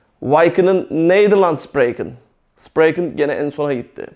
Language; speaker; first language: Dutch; non-native, fluent; Turkish